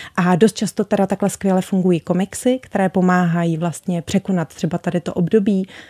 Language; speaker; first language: Czech; native; Czech